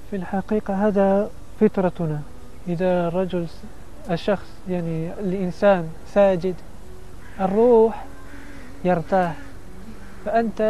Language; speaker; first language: Arabic; non-native, learner; Italian